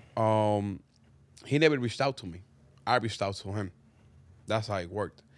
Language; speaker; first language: English; non-native, fluent; Spanish